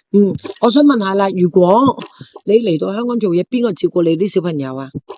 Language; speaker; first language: Cantonese; native; Cantonese